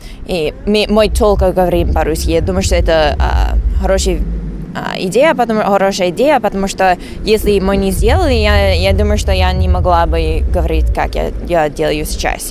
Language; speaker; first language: Russian; non-native, learner; English